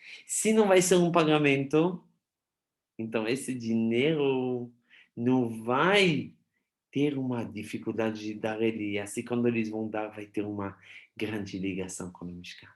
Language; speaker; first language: Portuguese; non-native, fluent; Hebrew